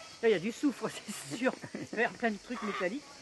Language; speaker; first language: French; native; French